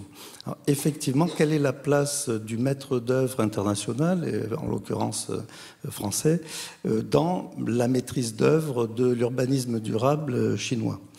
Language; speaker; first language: French; native; French